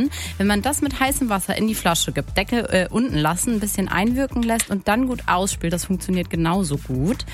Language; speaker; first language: German; native; German